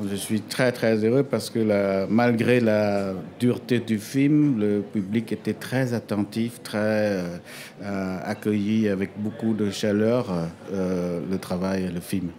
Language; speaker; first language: French; non-native, fluent; Khmer